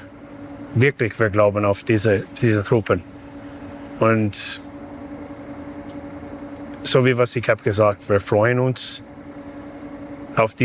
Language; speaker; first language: German; non-native, learner; English